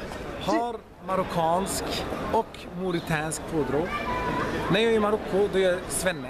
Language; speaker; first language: Swedish; early bilingual, other home language; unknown